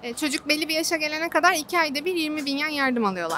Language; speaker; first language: Turkish; native; Turkish